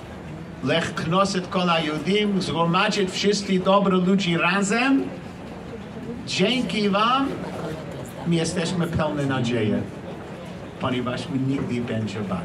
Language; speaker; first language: Polish; non-native, learner; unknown